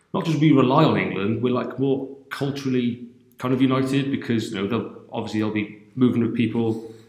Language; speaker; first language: English; native; English